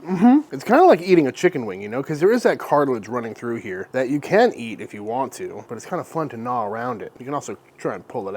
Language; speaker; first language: English; native; English